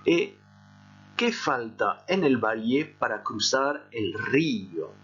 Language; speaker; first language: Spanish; non-native, fluent; French